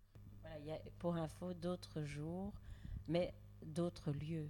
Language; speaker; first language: French; native; French